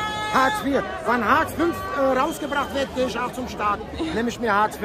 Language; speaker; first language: German; non-native, fluent; Turkish